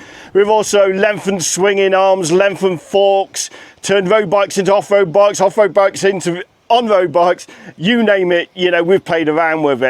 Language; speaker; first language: English; native; English